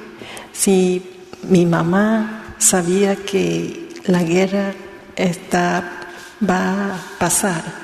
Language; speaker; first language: Spanish; non-native, learner; Vietnamese